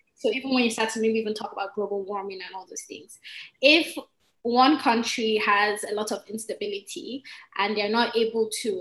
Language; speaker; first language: English; non-native, local second language; Igbo